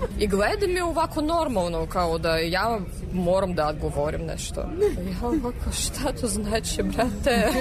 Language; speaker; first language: Serbian; non-native, fluent; Russian